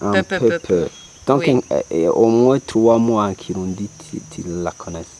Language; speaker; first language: French; non-native, local second language; Rundi